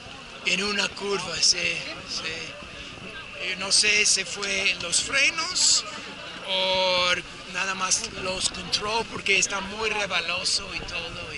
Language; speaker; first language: Spanish; non-native, learner; English